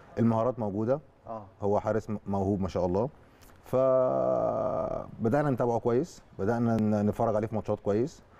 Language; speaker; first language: Egyptian Arabic; native; Egyptian Arabic